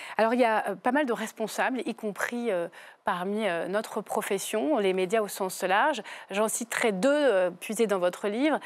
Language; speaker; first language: French; native; French